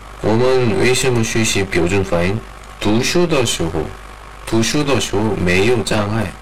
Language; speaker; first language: Chinese; non-native, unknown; Korean